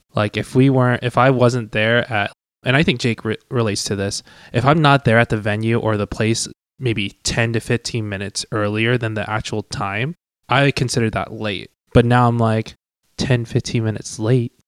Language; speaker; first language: English; early bilingual, other home language; Cantonese